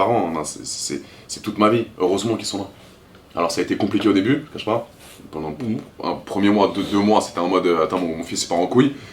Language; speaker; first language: French; native; French